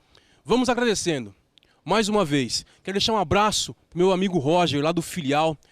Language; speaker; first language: Portuguese; native; Portuguese